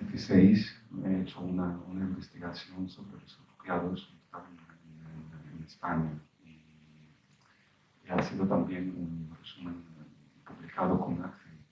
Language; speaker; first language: Spanish; non-native, fluent; Arabic